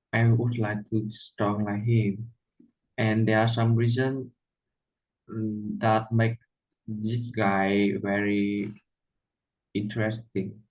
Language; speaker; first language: English; non-native, learner; Vietnamese